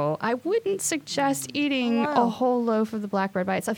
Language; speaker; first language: English; native; English